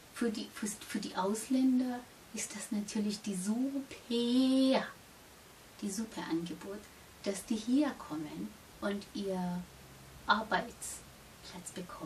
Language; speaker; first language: German; non-native, fluent; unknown